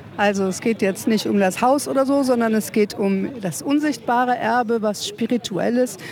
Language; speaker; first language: German; native; German